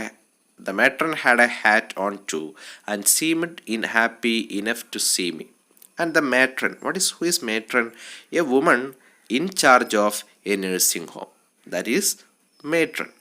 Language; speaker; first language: English; non-native, local second language; Malayalam